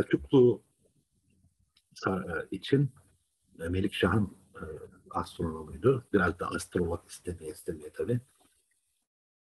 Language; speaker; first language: Turkish; native; Turkish